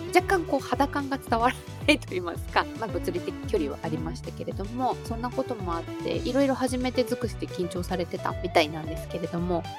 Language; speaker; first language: Japanese; native; Japanese